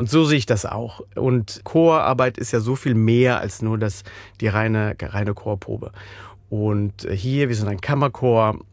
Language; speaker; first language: German; native; German